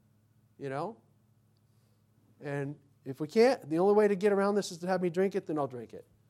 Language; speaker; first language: English; native; English